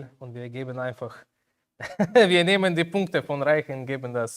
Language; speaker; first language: German; non-native, learner; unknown